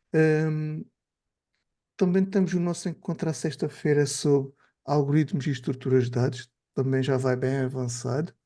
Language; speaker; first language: Portuguese; native; Portuguese